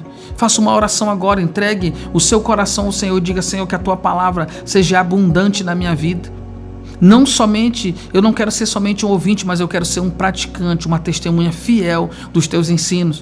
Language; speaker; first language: Portuguese; native; Portuguese